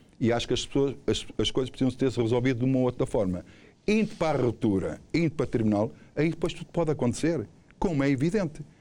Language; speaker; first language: Portuguese; native; Portuguese